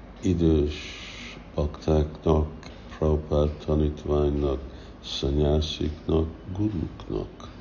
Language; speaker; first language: Hungarian; early bilingual, heritage; Hungarian